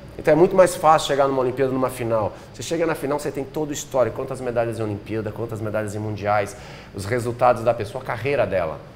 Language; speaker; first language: Portuguese; native; Portuguese